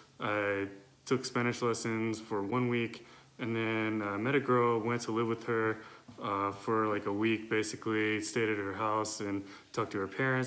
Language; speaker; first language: English; native; English